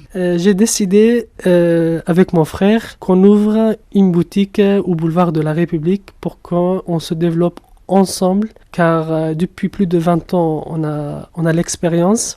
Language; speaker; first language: French; non-native, fluent; Kurdish